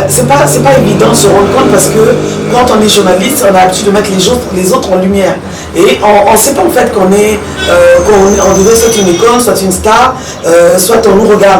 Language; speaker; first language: French; early bilingual, other home language; Lingala